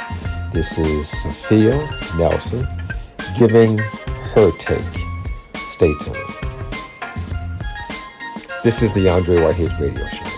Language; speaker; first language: English; native; English